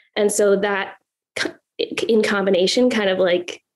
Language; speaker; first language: English; native; English